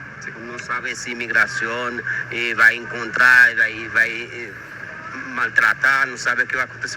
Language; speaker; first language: Spanish; non-native, learner; Haitian Creole